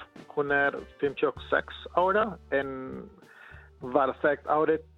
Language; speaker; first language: Icelandic; non-native, learner; Spanish